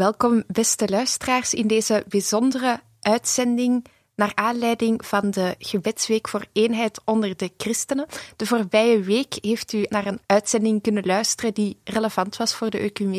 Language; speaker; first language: Dutch; native; Dutch